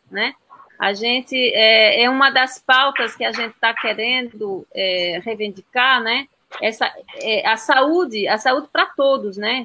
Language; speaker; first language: Portuguese; non-native, fluent; French